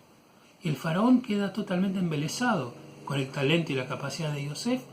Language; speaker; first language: Spanish; native; Spanish